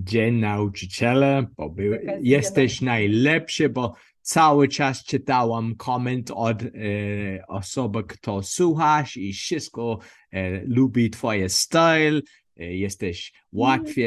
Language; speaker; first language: Polish; non-native, learner; English